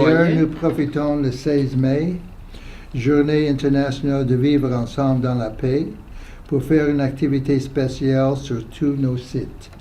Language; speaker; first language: French; non-native, fluent; English